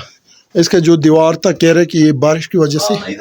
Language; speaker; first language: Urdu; non-native, local second language; Pashto